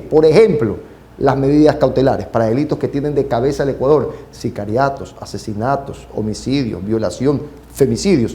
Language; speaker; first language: Spanish; native; Spanish